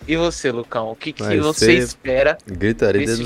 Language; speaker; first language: Portuguese; native; Portuguese